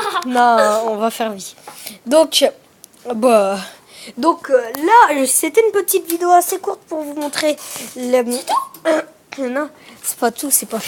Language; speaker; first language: French; native; French